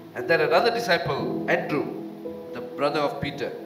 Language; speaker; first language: English; non-native, local second language; Tamil